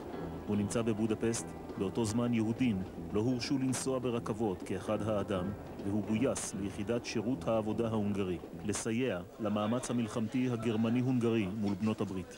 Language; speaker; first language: Hebrew; native; Hebrew